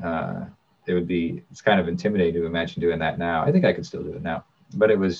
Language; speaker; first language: English; native; English